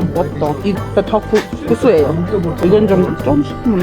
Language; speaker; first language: Korean; non-native, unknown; Mongolian